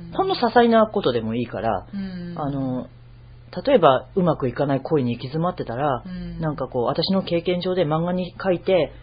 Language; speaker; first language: Japanese; native; Japanese